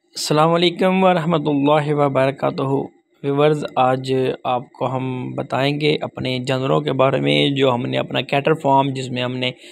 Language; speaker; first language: Urdu; non-native, local second language; Punjabi